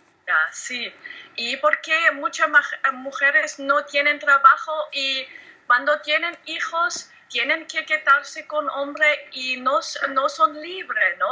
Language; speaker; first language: Spanish; non-native, learner; German